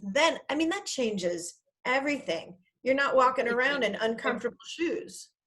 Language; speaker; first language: English; native; English